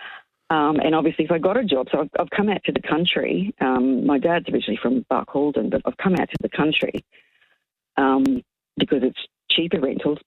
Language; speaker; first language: English; native; English